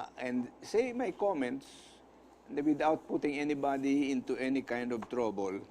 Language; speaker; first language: English; non-native, local second language; Filipino